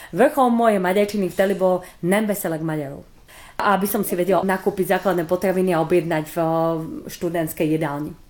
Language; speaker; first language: Slovak; native; Slovak